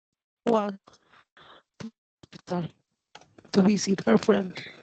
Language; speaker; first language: English; non-native, learner; Spanish